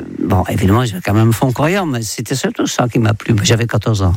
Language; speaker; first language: French; non-native, fluent; Dutch